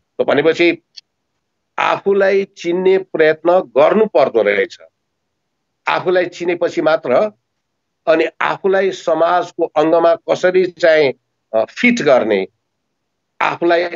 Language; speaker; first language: Nepali; native; Nepali